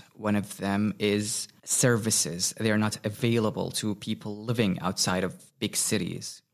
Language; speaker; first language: English; non-native, fluent; Arabic